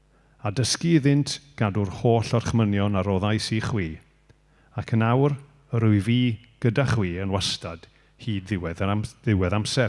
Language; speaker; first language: Welsh; native; Welsh